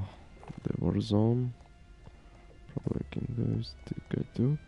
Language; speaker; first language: English; non-native, learner; Ukrainian